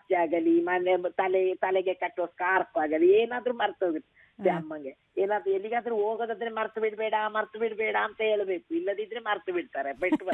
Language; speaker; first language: Kannada; non-native, local second language; Kodava